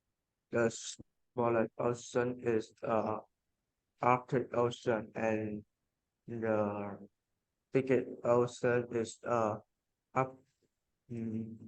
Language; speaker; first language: English; non-native, learner; Vietnamese